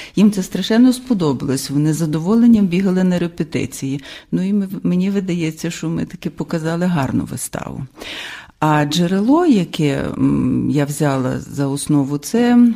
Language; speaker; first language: Ukrainian; native; Ukrainian